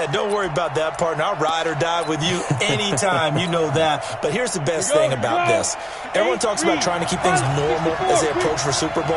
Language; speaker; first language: English; native; English